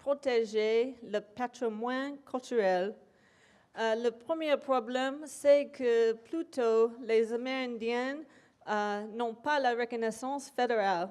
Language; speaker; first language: French; non-native, local second language; English